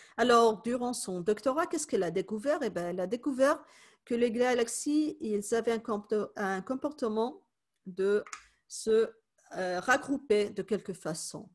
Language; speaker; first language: French; non-native, fluent; Spanish